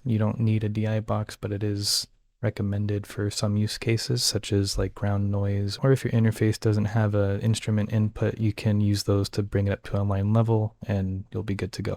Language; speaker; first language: English; native; English